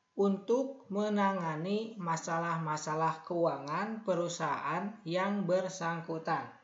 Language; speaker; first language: Indonesian; native; Indonesian